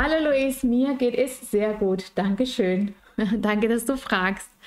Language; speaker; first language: German; non-native, fluent; Spanish